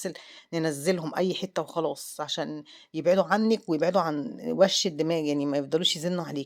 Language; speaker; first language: Arabic; native; Arabic